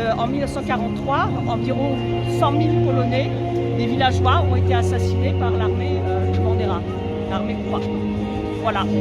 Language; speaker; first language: French; non-native, fluent; Polish